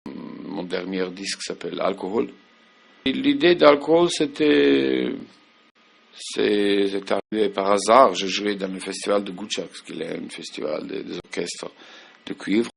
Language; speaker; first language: French; non-native, fluent; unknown